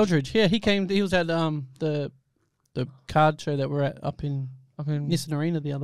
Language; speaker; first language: English; native; English